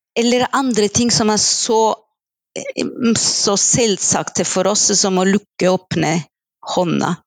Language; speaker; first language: Norwegian; non-native, fluent; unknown